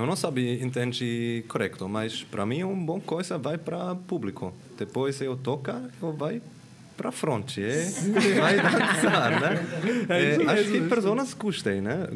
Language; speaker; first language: Portuguese; non-native, learner; Swiss German